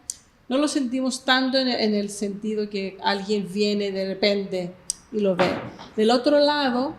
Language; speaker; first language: Spanish; non-native, fluent; Greek